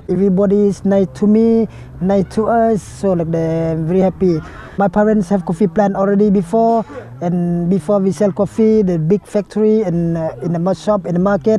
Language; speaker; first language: English; non-native, learner; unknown